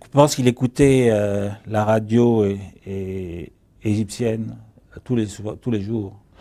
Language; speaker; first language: French; early bilingual, other home language; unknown